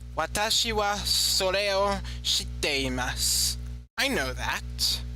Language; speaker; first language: Japanese; non-native, learner; English